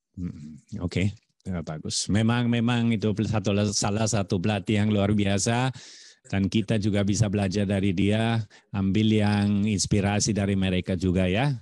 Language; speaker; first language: Indonesian; non-native, fluent; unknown